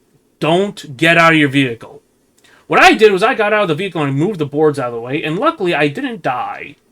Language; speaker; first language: English; native; English